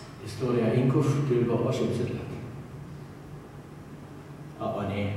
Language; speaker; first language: Polish; non-native, learner; German